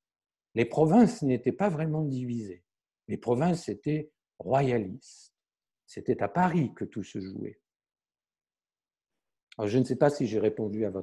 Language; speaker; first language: French; native; French